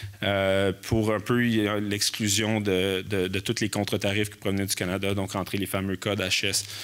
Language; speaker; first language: French; native; French